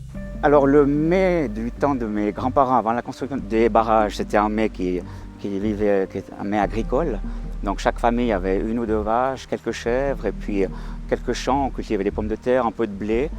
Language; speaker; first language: French; native; French